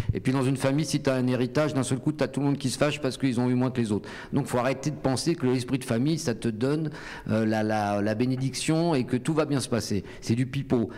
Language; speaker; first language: French; native; French